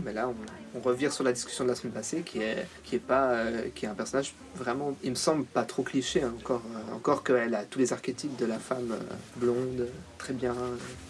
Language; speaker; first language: French; native; French